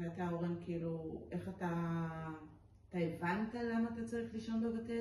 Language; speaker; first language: Hebrew; native; Hebrew